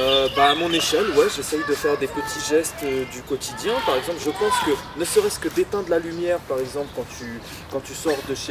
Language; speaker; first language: French; native; French